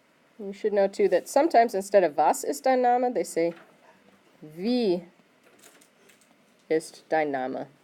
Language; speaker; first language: German; non-native, fluent; English